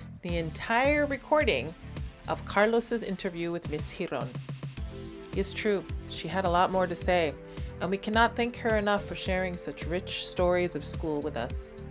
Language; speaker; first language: English; native; English